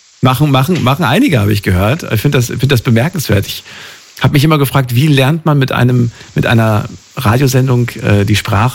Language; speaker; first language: German; native; German